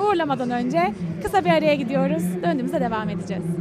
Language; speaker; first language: Turkish; native; Turkish